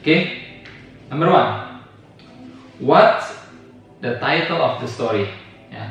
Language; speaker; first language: English; non-native, fluent; Indonesian